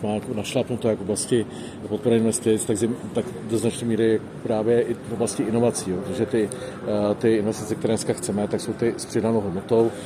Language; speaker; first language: Czech; native; Czech